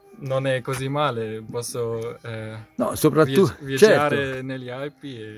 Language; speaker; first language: Italian; non-native, learner; German